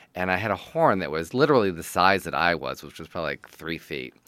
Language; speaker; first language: English; native; English